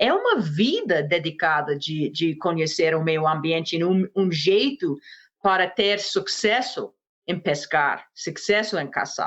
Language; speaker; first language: Portuguese; non-native, fluent; English